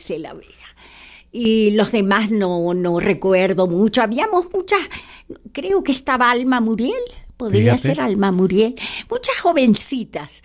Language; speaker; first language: Spanish; native; Spanish